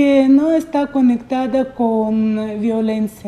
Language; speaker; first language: Spanish; non-native, fluent; Russian